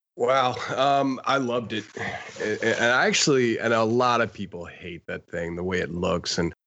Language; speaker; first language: English; native; English